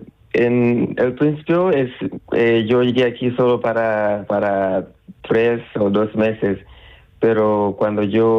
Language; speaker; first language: Spanish; non-native, learner; Swahili